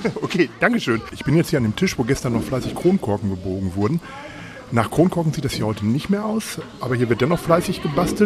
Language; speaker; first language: German; native; German